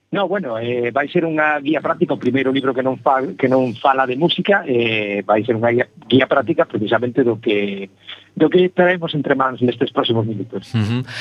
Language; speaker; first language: Galician; native; Galician